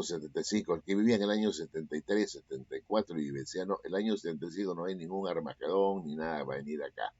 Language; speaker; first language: Spanish; native; Spanish